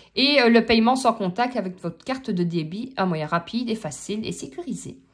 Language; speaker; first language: French; native; French